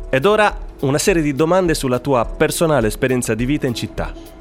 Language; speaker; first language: Italian; native; Italian